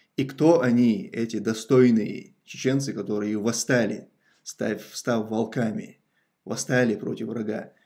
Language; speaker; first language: Russian; non-native, local second language; Chechen